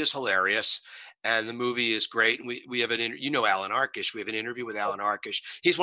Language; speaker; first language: English; native; English